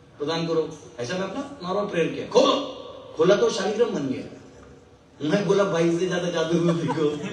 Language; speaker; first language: Hindi; native; Hindi